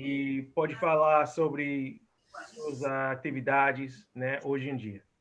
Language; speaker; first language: Portuguese; non-native, fluent; English